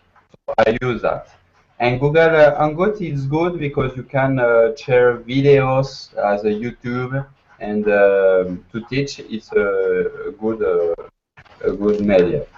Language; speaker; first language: English; non-native, learner; French